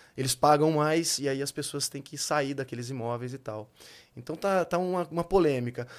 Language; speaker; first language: Portuguese; native; Portuguese